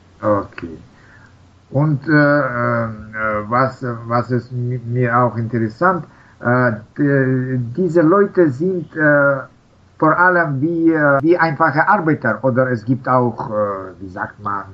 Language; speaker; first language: German; non-native, learner; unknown